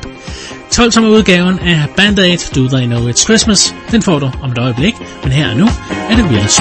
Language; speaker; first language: Danish; native; Danish